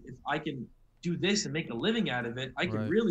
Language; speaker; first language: English; native; English